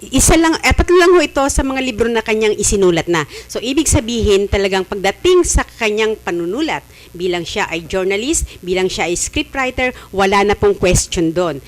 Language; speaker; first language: Filipino; native; Filipino